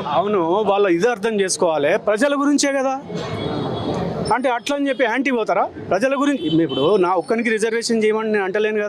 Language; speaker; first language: Telugu; native; Telugu